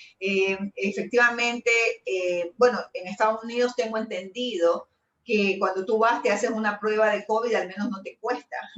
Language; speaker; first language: Spanish; native; Spanish